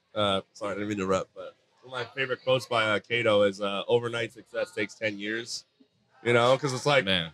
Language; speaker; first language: English; native; English